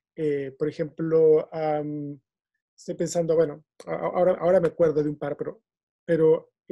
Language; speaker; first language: Spanish; native; Spanish